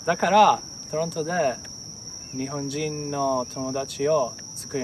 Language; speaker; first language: Japanese; non-native, learner; Italian